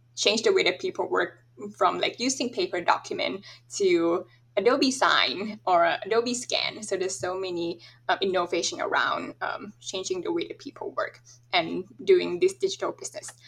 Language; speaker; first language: English; non-native, fluent; Thai